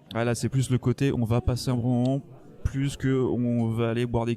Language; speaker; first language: French; native; French